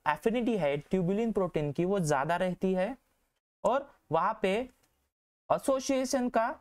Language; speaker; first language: Hindi; non-native, local second language; Marathi